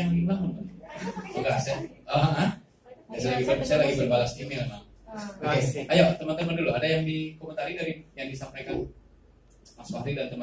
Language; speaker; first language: Indonesian; native; Indonesian